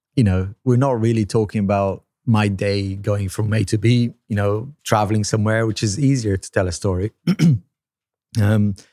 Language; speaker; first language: English; non-native, fluent; Portuguese